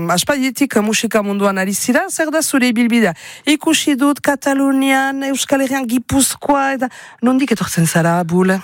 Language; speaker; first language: Basque; native; Basque